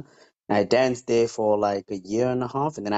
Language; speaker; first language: English; non-native, local second language; Tswana